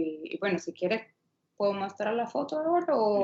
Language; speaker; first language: Spanish; non-native, fluent; English